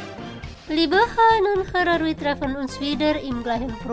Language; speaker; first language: German; non-native, fluent; Indonesian